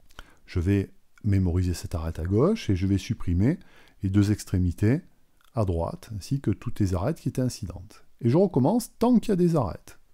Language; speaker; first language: French; native; French